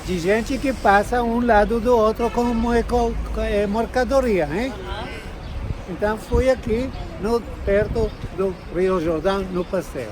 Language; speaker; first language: Portuguese; non-native, learner; Hebrew